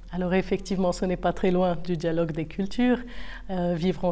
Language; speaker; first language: French; non-native, local second language; Arabic